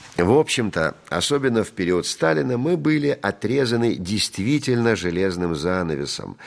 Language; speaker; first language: Russian; native; Russian